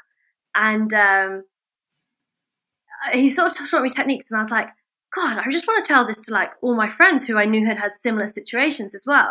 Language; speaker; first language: English; native; English